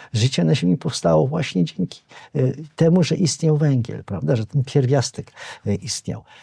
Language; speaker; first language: Polish; native; Polish